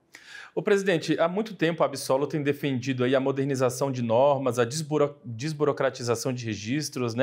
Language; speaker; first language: Portuguese; native; Portuguese